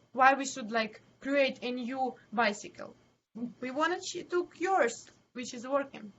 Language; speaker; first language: English; non-native, learner; Ukrainian